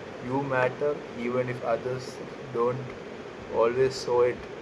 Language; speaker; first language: English; non-native, local second language; Malayalam